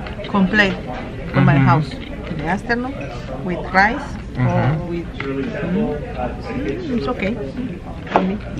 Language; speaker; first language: English; non-native, learner; Spanish